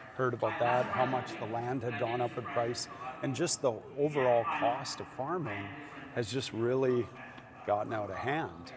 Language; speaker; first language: English; native; English